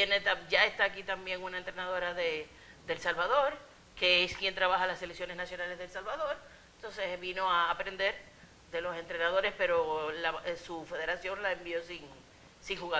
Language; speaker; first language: Spanish; native; Spanish